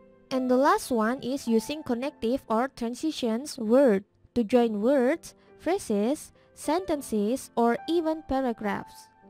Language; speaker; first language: English; non-native, fluent; Indonesian